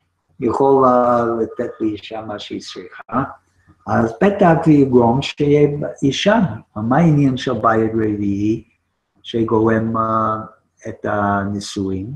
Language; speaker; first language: Hebrew; non-native, fluent; English